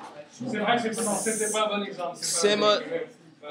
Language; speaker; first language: French; native; French